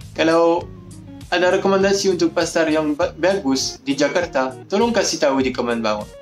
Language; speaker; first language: Indonesian; non-native, learner; French